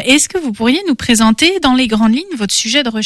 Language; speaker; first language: French; native; French